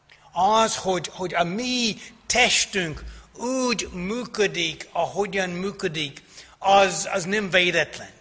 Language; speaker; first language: Hungarian; non-native, fluent; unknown